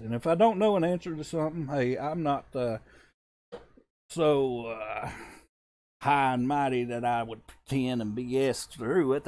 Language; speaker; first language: English; native; English